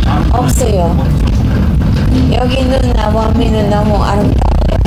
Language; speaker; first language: Korean; non-native, learner; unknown